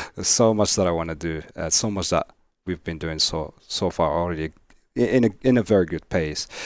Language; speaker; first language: English; non-native, fluent; Arabic